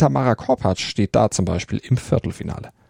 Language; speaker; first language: German; native; German